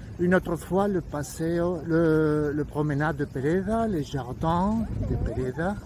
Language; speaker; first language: French; non-native, learner; Spanish